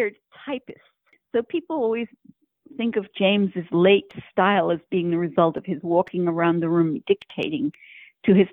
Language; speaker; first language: English; native; English